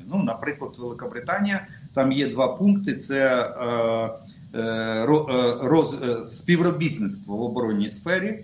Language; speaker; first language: Ukrainian; non-native, local second language; Russian